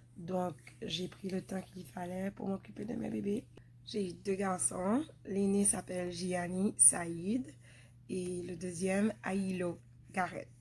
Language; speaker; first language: French; non-native, local second language; Haitian Creole